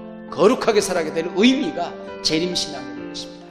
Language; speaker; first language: Korean; native; Korean